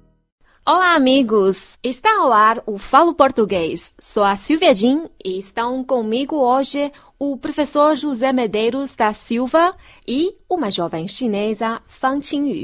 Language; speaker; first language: Portuguese; non-native, fluent; Chinese